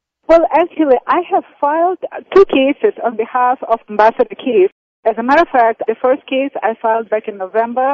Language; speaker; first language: English; non-native, fluent; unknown